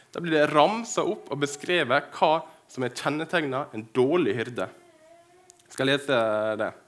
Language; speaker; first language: Norwegian; native; Norwegian